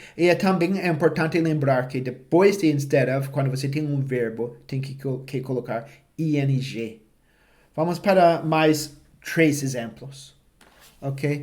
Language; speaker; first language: Portuguese; non-native, fluent; English